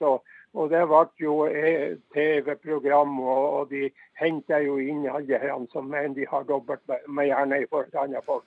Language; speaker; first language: Norwegian; native; Norwegian